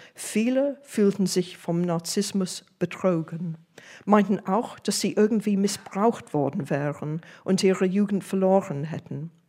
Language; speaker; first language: German; non-native, fluent; English